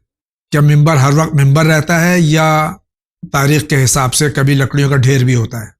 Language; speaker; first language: Urdu; native; Urdu